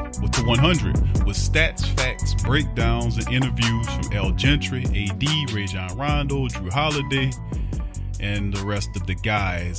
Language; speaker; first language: English; native; English